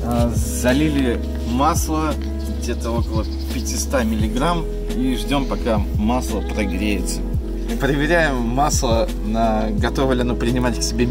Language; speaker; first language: Russian; native; Russian